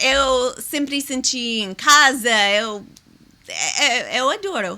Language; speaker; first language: Portuguese; non-native, learner; English